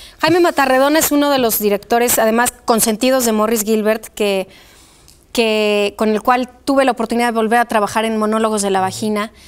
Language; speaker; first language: Spanish; early bilingual, other home language; Polish